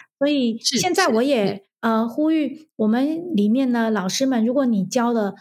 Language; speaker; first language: Chinese; native; Chinese